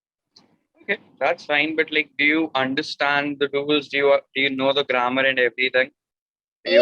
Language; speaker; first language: English; non-native, local second language; Hindi